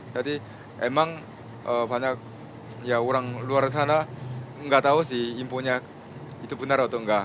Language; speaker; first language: Malay; non-native, fluent; Korean